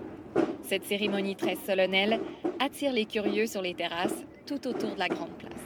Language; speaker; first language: French; native; French